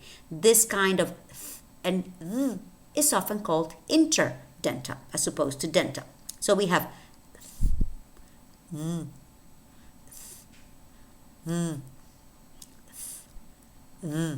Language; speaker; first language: English; non-native, fluent; Spanish